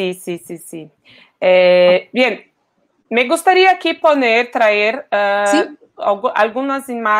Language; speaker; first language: Spanish; non-native, fluent; Portuguese